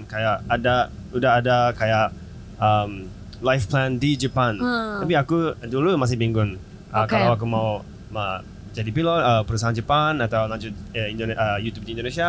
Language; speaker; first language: Indonesian; non-native, fluent; Japanese